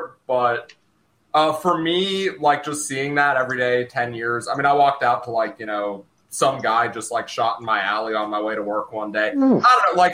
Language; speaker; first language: English; native; English